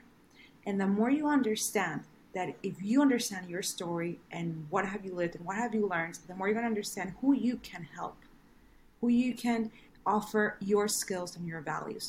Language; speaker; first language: English; non-native, fluent; Spanish